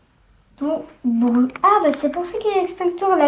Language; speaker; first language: French; native; French